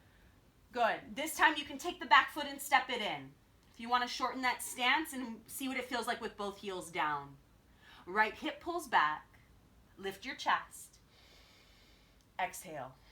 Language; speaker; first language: English; native; English